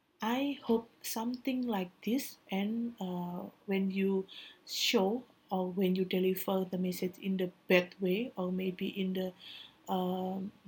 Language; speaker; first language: English; non-native, learner; Indonesian